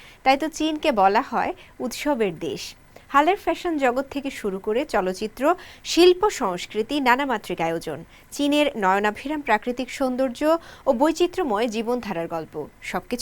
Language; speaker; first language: Bangla; native; Bangla